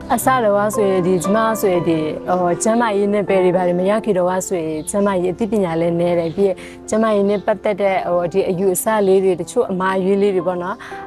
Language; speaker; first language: Burmese; non-native, local second language; S'gaw Karen